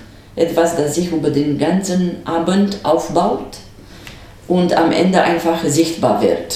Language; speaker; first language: German; non-native, fluent; Romanian